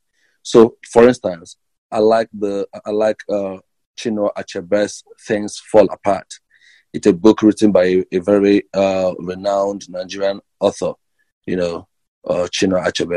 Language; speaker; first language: English; non-native, local second language; Igbo